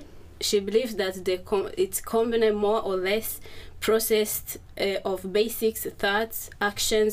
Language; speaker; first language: English; non-native, local second language; Kinyarwanda